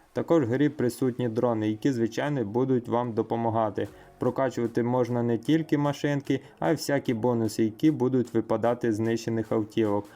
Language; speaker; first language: Ukrainian; native; Ukrainian